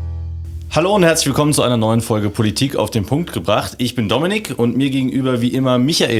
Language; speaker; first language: German; native; German